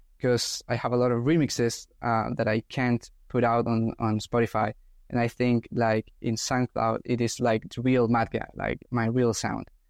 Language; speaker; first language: English; non-native, fluent; Spanish